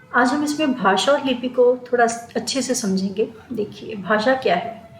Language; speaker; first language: Hindi; native; Hindi